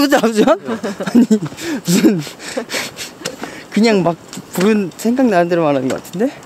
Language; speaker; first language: Korean; native; Korean